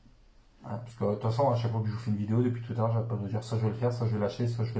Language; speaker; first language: French; native; French